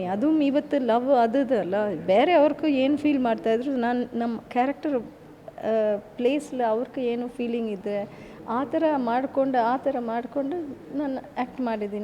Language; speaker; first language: Kannada; early bilingual, heritage; English